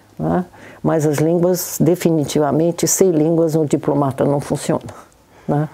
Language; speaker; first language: Portuguese; native; Portuguese